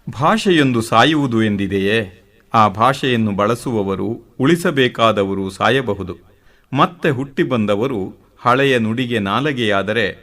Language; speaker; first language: Kannada; native; Kannada